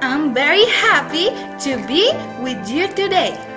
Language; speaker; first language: English; non-native, fluent; Spanish